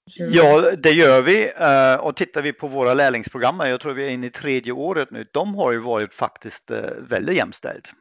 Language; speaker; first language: Swedish; non-native, fluent; German